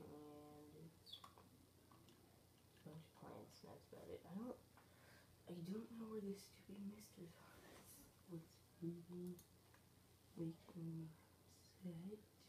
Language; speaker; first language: English; native; English